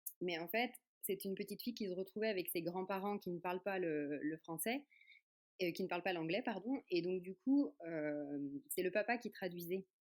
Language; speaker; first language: French; native; French